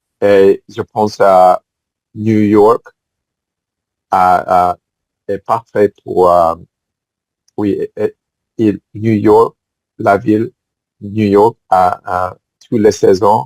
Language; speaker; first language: French; non-native, fluent; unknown